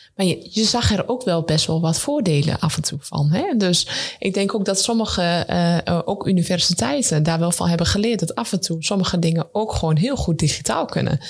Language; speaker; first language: Dutch; native; Dutch